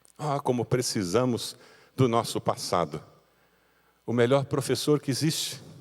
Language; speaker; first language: Portuguese; native; Portuguese